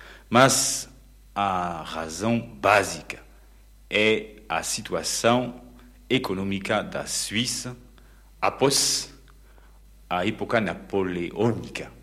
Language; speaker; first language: Portuguese; non-native, fluent; French